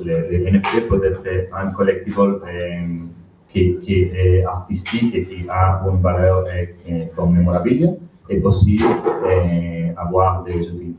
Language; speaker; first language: French; non-native, learner; Spanish